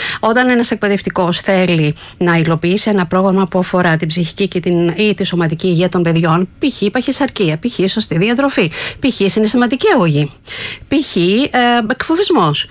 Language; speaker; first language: Greek; native; Greek